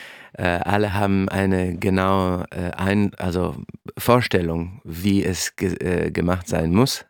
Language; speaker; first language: German; non-native, fluent; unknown